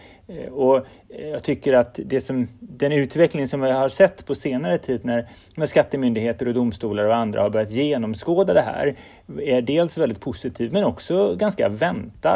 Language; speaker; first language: Swedish; native; Swedish